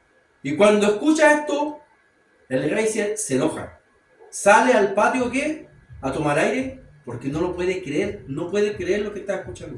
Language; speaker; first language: Spanish; native; Spanish